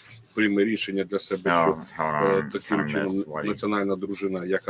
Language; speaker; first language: Ukrainian; native; Ukrainian